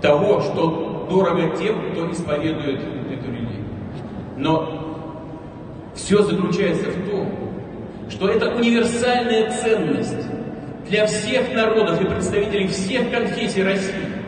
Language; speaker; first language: Russian; native; Russian